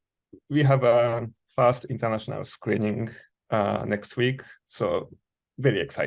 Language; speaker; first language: English; non-native, learner; Japanese